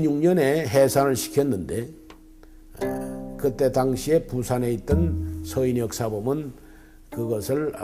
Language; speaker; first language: Korean; native; Korean